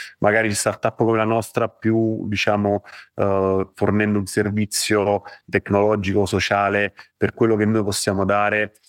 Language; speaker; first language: Italian; native; Italian